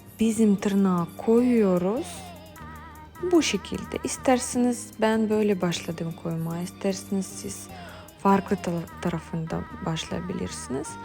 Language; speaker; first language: Turkish; non-native, fluent; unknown